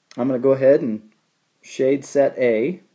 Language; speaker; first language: English; native; English